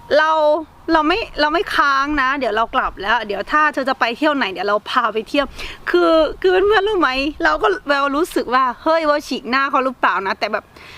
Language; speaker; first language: Thai; native; Thai